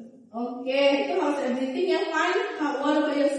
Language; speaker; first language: English; non-native, fluent; Indonesian